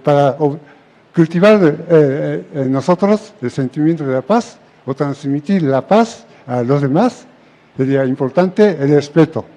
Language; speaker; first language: Spanish; non-native, fluent; Japanese